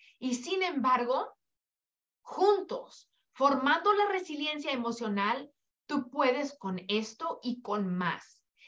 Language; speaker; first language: Spanish; early bilingual, heritage; Spanish